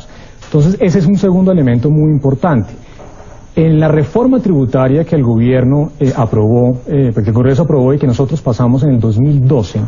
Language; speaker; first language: Spanish; native; Spanish